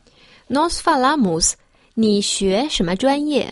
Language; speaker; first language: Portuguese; non-native, fluent; Chinese